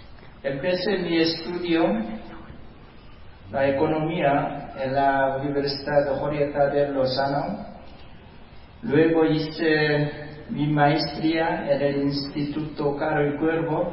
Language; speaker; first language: Spanish; non-native, fluent; Korean